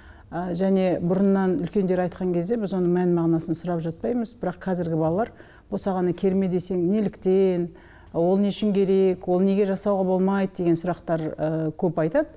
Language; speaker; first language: Kazakh; native; Kazakh